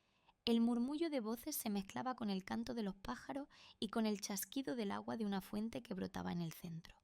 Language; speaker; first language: Spanish; native; Spanish